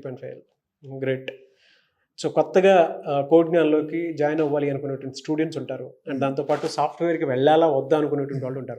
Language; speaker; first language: Telugu; native; Telugu